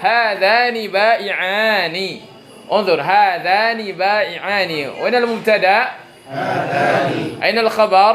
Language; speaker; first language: Arabic; non-native, fluent; Indonesian